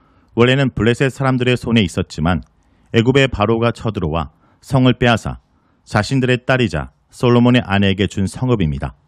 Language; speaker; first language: Korean; native; Korean